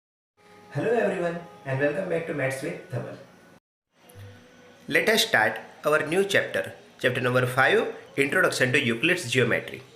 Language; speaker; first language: English; non-native, local second language; Gujarati